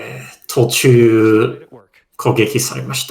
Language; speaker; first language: Japanese; non-native, fluent; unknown